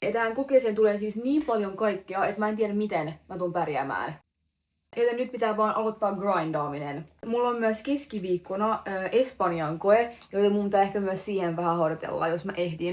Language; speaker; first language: Finnish; native; Finnish